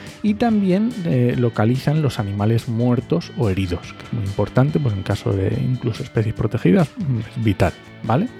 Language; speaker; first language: Spanish; native; Spanish